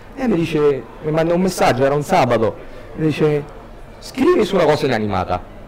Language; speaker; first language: Italian; native; Italian